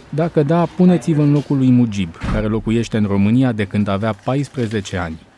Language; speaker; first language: Romanian; native; Romanian